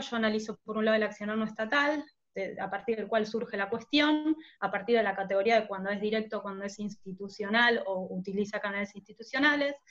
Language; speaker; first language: Spanish; native; Spanish